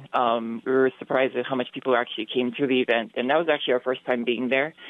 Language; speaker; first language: English; native; English